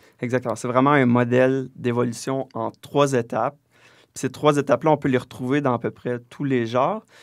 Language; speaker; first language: French; native; French